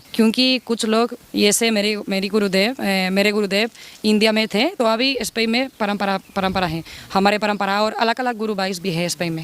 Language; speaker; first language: Hindi; non-native, learner; Spanish